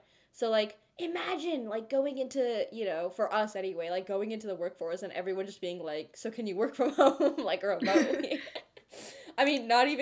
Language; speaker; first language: English; early bilingual, other home language; Telugu